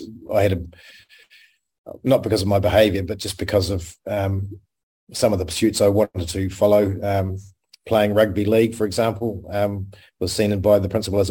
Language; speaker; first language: English; native; English